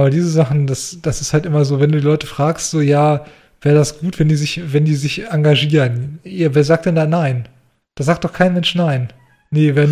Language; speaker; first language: German; native; German